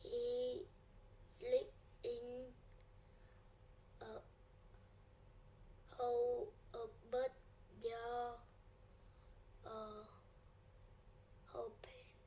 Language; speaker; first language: English; non-native, learner; Vietnamese